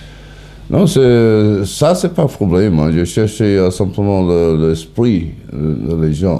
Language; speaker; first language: French; non-native, learner; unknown